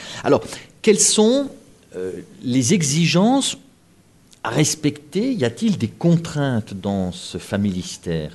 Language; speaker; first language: French; native; French